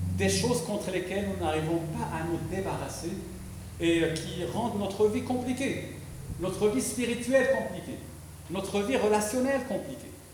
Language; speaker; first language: French; non-native, local second language; Arabic